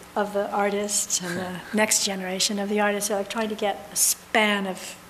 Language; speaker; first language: English; native; English